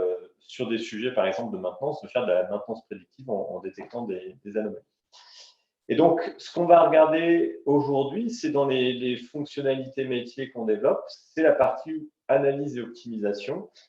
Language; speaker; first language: French; native; French